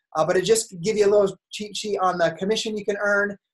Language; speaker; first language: English; native; English